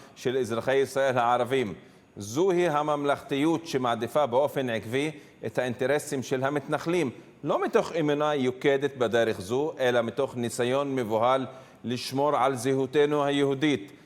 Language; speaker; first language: Hebrew; non-native, local second language; Arabic